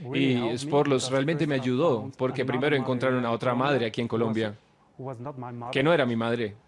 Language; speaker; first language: Spanish; non-native, fluent; Dutch